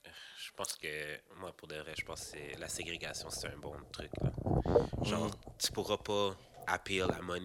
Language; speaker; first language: French; native; French